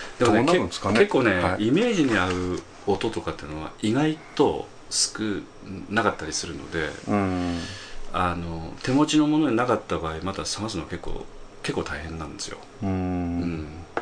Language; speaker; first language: Japanese; native; Japanese